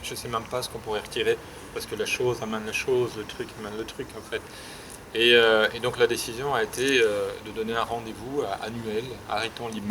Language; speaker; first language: French; native; French